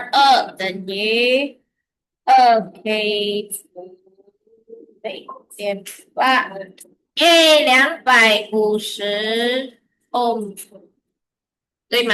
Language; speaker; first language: Chinese; early bilingual, heritage; Chinese